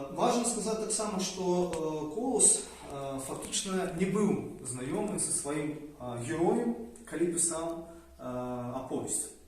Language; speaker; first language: Belarusian; native; Belarusian